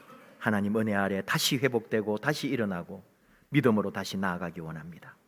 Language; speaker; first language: Korean; native; Korean